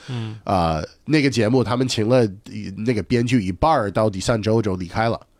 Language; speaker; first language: Chinese; non-native, fluent; English